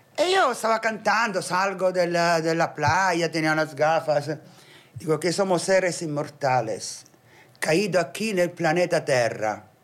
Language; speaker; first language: Spanish; non-native, fluent; Italian